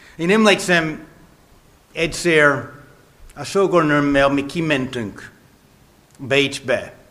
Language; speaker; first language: Hungarian; non-native, fluent; English